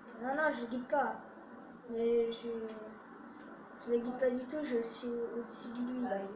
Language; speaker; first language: French; native; French